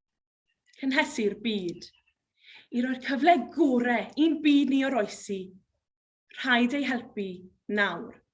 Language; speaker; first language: Welsh; native; Welsh